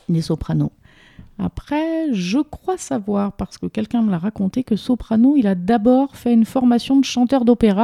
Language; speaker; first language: French; native; French